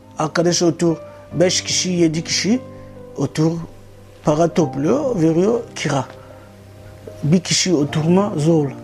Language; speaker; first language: Turkish; non-native, learner; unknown